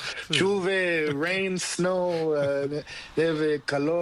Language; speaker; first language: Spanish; non-native, learner; Portuguese